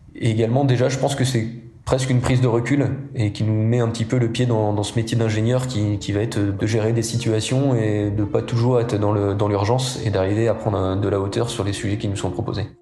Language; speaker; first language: French; native; French